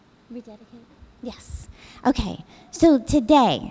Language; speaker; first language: English; native; English